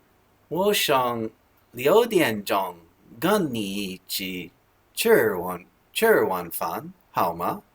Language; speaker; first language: Chinese; non-native, learner; English